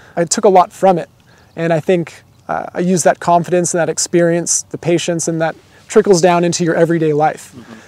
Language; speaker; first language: English; native; English